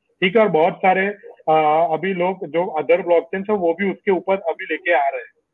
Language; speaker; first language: Hindi; non-native, local second language; Gujarati